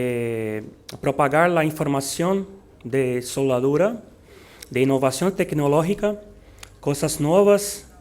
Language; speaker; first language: Spanish; non-native, learner; Portuguese